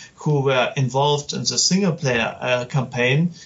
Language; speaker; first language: English; non-native, learner; German